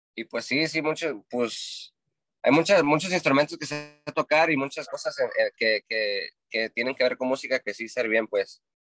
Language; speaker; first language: Spanish; early bilingual, heritage; Spanish